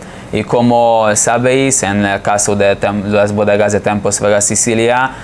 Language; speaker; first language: Spanish; non-native, fluent; Hungarian